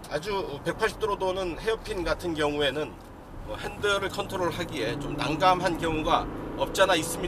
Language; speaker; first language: Korean; native; Korean